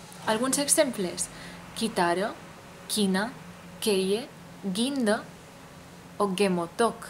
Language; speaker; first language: Catalan; non-native, fluent; Romanian